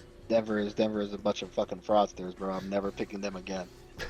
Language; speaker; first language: English; native; English